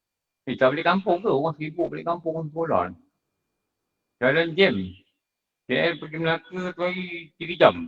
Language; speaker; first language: Malay; native; Malay